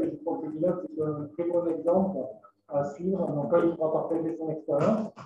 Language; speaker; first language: French; native; French